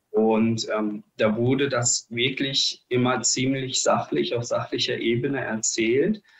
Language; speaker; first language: German; early bilingual, other home language; Russian